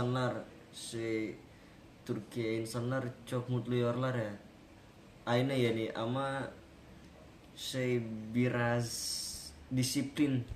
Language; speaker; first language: Turkish; non-native, learner; Indonesian